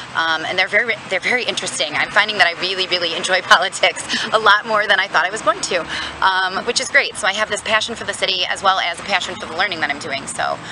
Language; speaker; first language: English; native; English